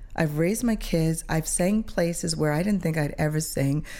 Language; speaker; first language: English; early bilingual, other home language; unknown